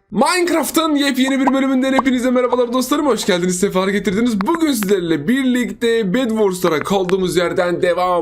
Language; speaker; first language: Turkish; native; Turkish